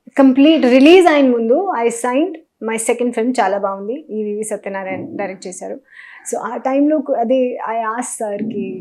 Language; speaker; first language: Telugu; non-native, local second language; Hindi